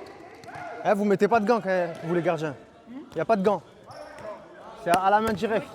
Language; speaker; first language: French; native; French